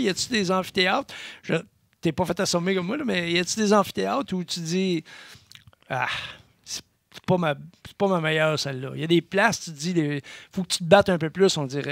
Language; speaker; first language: French; native; French